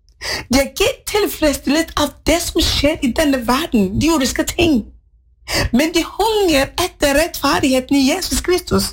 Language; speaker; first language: Norwegian; non-native, fluent; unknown